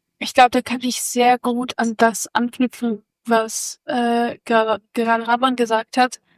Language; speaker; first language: German; native; German